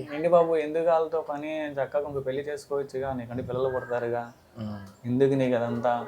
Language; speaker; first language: Telugu; native; Telugu